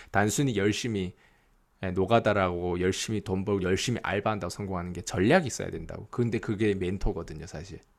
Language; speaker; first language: Korean; native; Korean